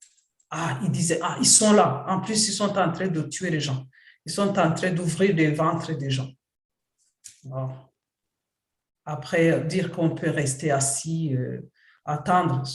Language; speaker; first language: French; non-native, local second language; Kinyarwanda